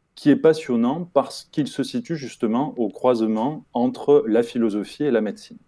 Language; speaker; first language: French; native; French